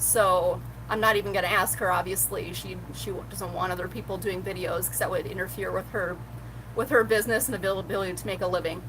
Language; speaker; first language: English; native; English